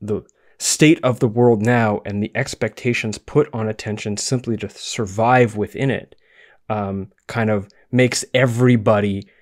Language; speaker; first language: English; native; English